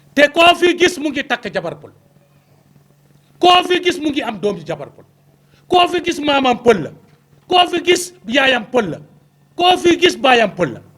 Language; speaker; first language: Wolof; non-native, local second language; Fula